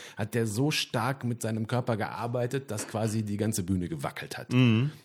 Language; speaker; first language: German; native; German